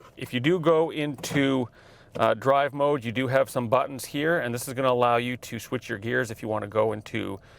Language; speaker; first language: English; native; English